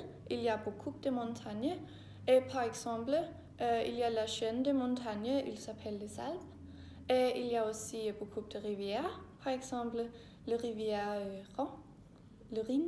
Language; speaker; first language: French; non-native, learner; Danish